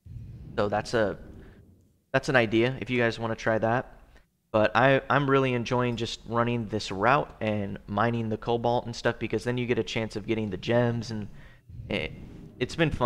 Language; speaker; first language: English; native; English